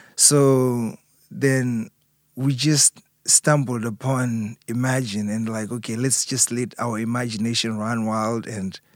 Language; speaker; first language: English; non-native, local second language; Shona